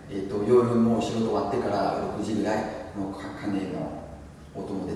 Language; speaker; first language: Japanese; non-native, learner; French